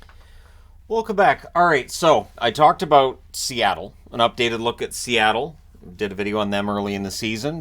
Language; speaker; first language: English; native; English